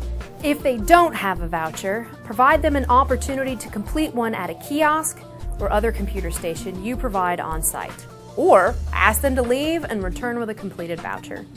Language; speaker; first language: English; native; English